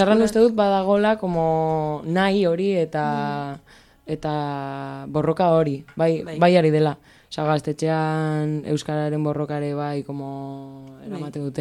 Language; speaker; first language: Basque; non-native, local second language; Spanish